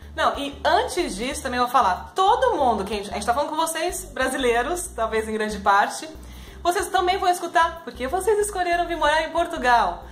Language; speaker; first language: Portuguese; native; Portuguese